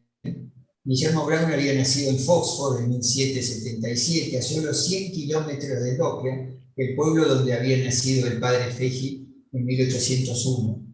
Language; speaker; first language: Spanish; native; Spanish